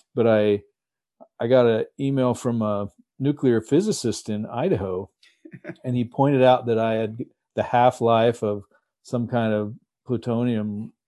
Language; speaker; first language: English; native; English